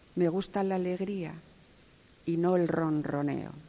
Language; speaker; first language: Spanish; native; Spanish